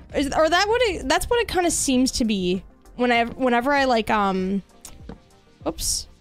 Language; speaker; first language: English; native; English